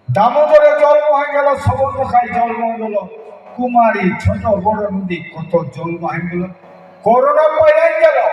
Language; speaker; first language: Bangla; non-native, local second language; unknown